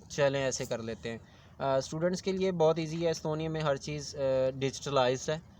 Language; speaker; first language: Urdu; native; Urdu